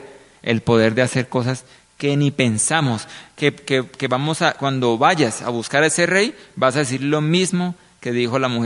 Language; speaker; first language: Spanish; native; Spanish